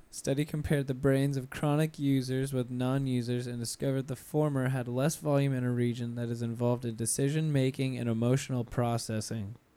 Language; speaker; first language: English; native; English